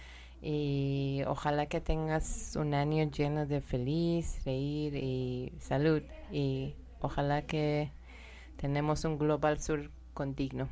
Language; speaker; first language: Spanish; non-native, learner; Persian